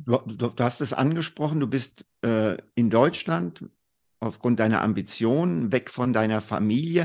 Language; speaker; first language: German; native; German